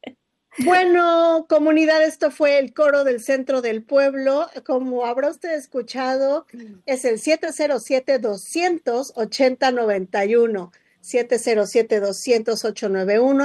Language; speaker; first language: Spanish; native; Spanish